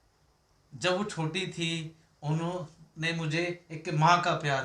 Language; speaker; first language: Hindi; native; Hindi